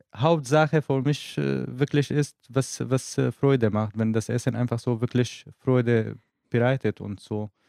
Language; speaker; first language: German; non-native, learner; Arabic